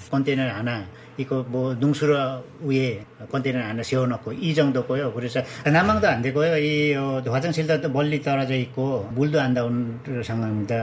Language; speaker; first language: Korean; non-native, fluent; Nepali